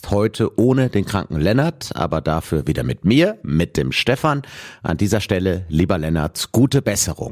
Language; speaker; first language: German; native; German